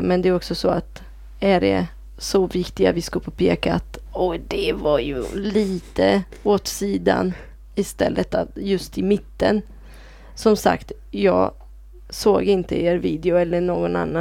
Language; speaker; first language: Swedish; non-native, fluent; Italian